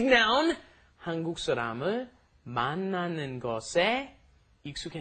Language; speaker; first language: Korean; non-native, fluent; English